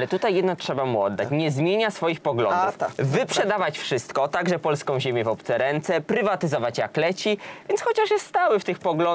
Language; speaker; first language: Polish; native; Polish